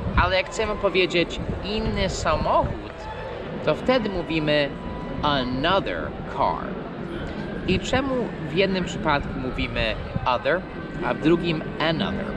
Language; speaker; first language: Polish; non-native, fluent; English